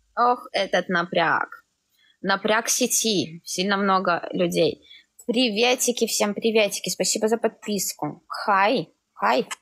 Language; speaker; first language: Russian; native; Russian